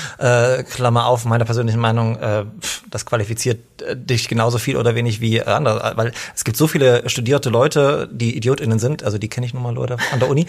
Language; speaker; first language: German; native; German